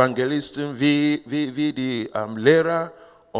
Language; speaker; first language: German; non-native, learner; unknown